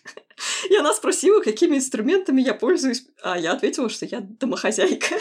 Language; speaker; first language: Russian; native; Russian